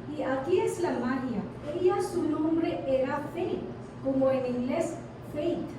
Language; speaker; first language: Spanish; non-native, fluent; Bangla